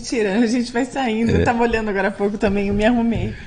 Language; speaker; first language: Portuguese; native; Portuguese